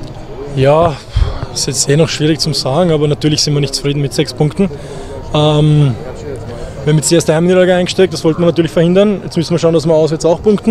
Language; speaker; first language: German; native; German